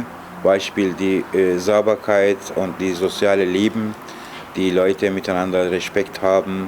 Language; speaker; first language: German; non-native, fluent; Turkish